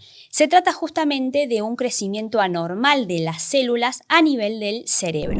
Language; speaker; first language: Spanish; native; Spanish